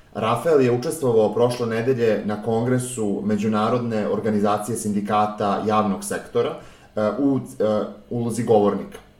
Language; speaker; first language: Serbian; native; Serbian